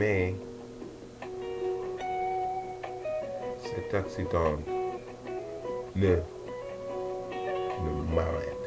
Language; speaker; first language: French; non-native, learner; English